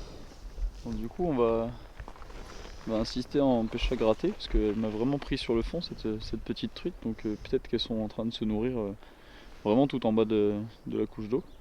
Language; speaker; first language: French; native; French